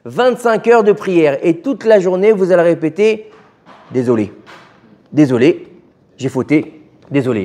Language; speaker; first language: French; native; French